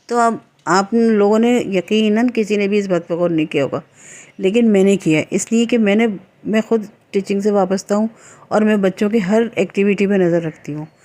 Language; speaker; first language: Urdu; native; Urdu